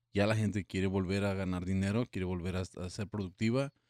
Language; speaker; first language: Spanish; early bilingual, heritage; Spanish